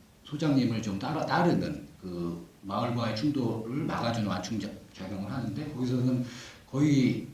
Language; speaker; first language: Korean; native; Korean